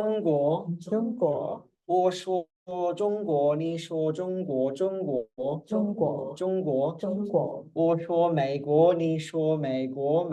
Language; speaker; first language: Chinese; non-native, fluent; English